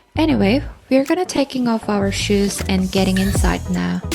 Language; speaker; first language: English; non-native, fluent; Korean